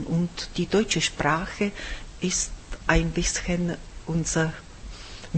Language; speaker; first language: German; non-native, fluent; Czech